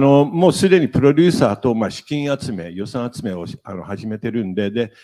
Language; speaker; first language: Japanese; native; Japanese